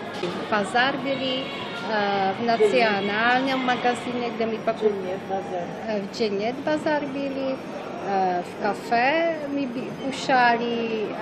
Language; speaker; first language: Russian; non-native, learner; Czech